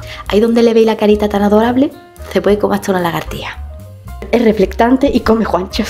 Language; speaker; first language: Spanish; native; Spanish